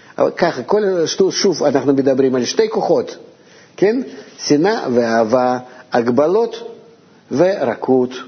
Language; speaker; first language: Hebrew; non-native, fluent; Russian